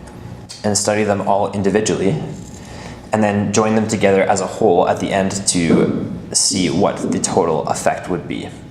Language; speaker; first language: English; native; English